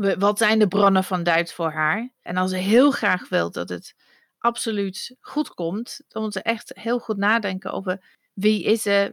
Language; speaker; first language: Dutch; non-native, fluent; English